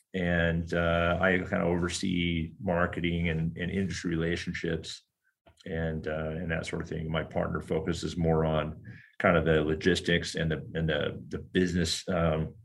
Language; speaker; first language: English; native; English